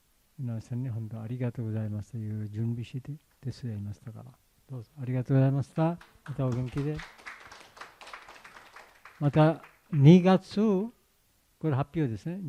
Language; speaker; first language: Japanese; non-native, learner; Bangla